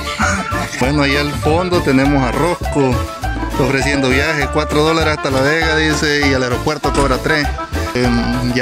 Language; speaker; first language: Spanish; native; Spanish